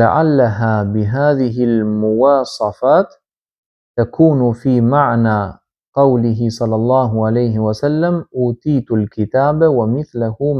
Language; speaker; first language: Arabic; non-native, fluent; Albanian